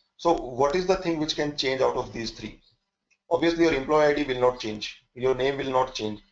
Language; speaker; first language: English; non-native, local second language; Hindi